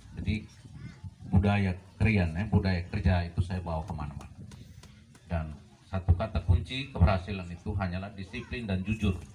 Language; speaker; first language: Indonesian; non-native, local second language; Tetum